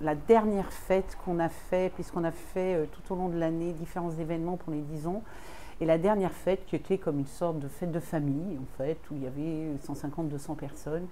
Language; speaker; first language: French; native; French